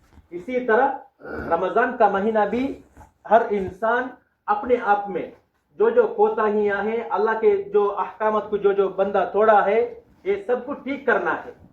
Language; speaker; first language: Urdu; non-native, local second language; Tamil